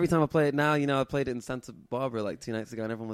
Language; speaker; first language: English; native; English